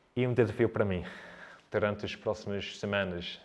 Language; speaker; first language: Portuguese; non-native, fluent; English